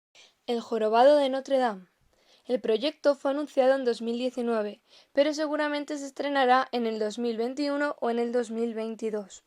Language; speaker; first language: Spanish; native; Spanish